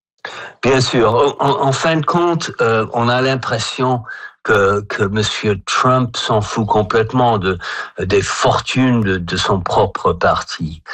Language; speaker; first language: French; non-native, fluent; English